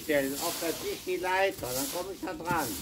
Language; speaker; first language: German; native; German